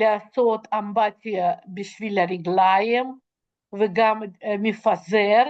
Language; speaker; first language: Hebrew; non-native, fluent; Russian